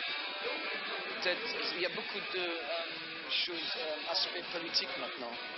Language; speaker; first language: French; early bilingual, heritage; French